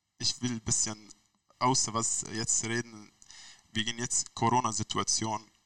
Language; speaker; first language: German; non-native, learner; Arabic